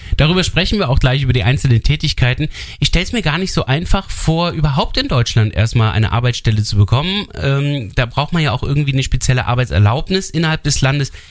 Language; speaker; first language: German; native; German